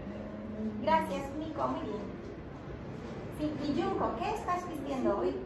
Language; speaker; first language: Spanish; non-native, fluent; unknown